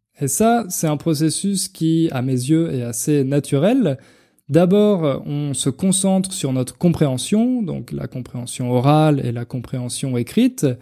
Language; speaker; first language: French; native; French